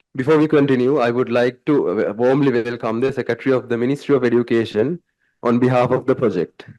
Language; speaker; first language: English; non-native, local second language; Sinhala